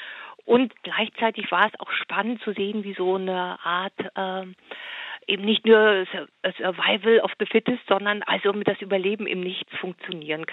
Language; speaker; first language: German; native; German